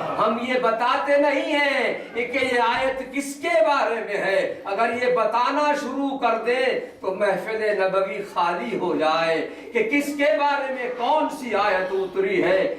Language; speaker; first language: Urdu; native; Urdu